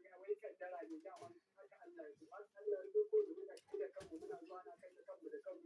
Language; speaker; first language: Hausa; non-native, local second language; Fula